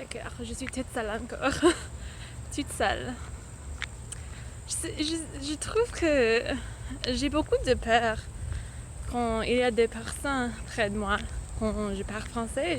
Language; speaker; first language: French; non-native, learner; English